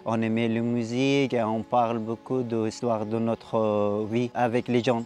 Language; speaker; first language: French; non-native, learner; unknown